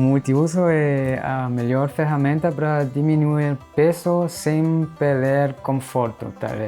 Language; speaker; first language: Portuguese; non-native, fluent; German